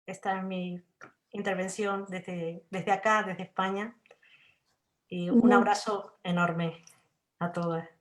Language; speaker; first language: Spanish; native; Spanish